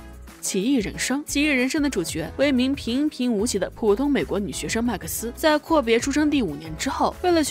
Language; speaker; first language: Chinese; native; Chinese